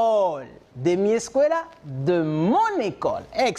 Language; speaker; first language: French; non-native, fluent; Spanish